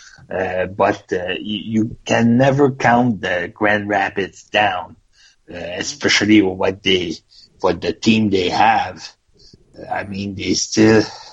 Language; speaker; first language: English; non-native, fluent; French